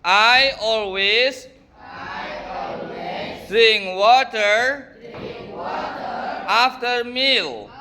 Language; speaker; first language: English; non-native, fluent; Indonesian